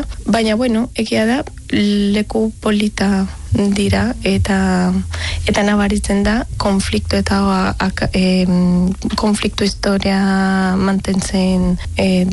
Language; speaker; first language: Basque; non-native, learner; Spanish